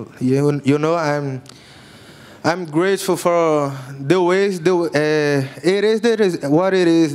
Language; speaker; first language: English; non-native, learner; Portuguese